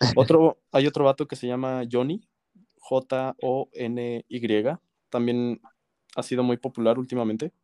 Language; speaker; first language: Spanish; native; Spanish